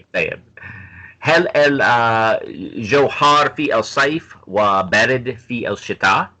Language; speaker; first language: Arabic; non-native, fluent; English